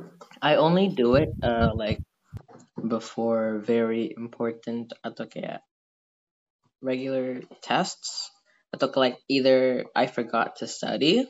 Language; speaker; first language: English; non-native, fluent; Indonesian